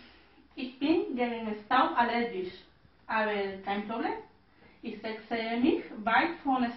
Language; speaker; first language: German; non-native, learner; Spanish